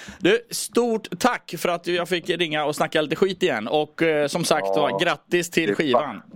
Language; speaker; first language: Swedish; native; Swedish